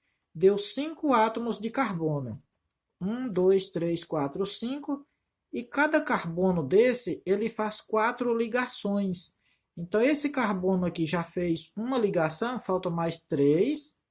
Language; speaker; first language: Portuguese; native; Portuguese